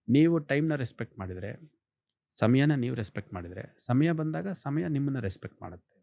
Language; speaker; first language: Kannada; native; Kannada